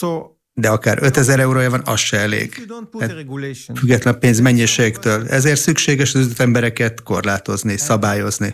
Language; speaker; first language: Hungarian; non-native, fluent; Hebrew